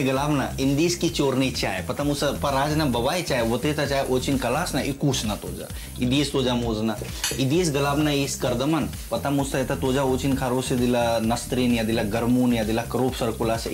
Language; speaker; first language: Russian; non-native, learner; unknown